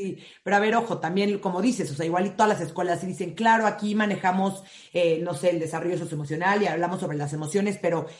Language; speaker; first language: Spanish; native; Spanish